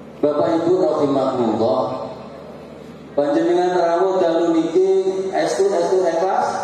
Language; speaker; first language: Javanese; native; Javanese